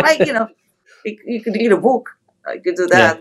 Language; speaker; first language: English; non-native, fluent; Ukrainian